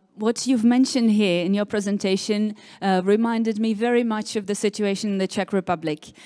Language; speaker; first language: English; non-native, fluent; Czech